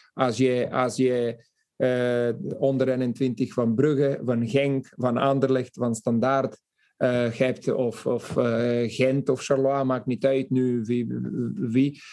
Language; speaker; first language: Dutch; non-native, fluent; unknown